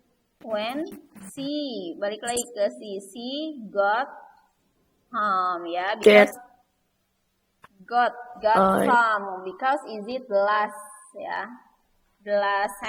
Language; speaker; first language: English; non-native, learner; Indonesian